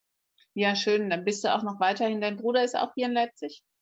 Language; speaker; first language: German; native; German